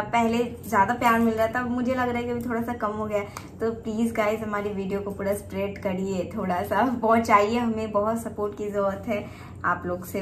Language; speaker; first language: Hindi; non-native, local second language; Bangla